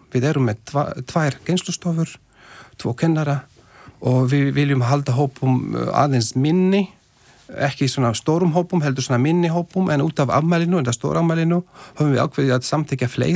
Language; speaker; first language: Icelandic; non-native, fluent; Slovak